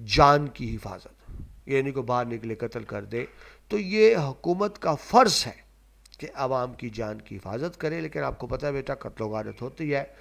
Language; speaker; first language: Urdu; non-native, local second language; Punjabi